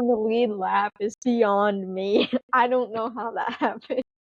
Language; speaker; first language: English; native; English